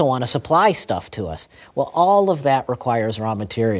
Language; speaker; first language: English; native; English